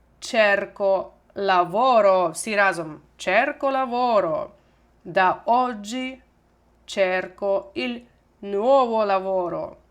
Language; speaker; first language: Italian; non-native, fluent; Ukrainian